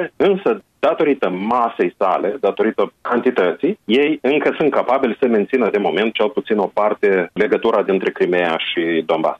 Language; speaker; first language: Romanian; native; Romanian